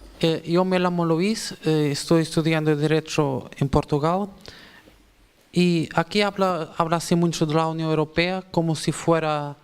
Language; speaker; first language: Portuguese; non-native, learner; Spanish